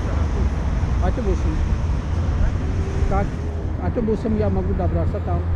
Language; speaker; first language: Russian; non-native, learner; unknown